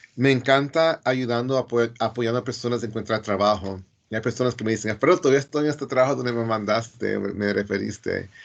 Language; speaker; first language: Spanish; early bilingual, heritage; Spanish